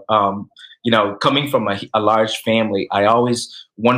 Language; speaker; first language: English; native; English